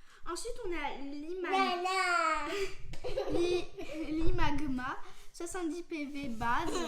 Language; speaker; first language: French; native; French